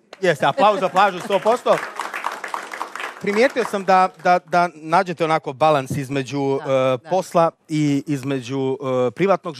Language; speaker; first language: Bosnian; native; Bosnian